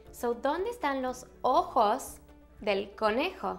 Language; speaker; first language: Spanish; early bilingual, heritage; Spanish